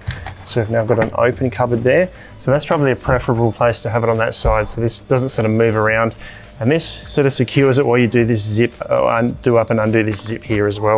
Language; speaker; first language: English; native; English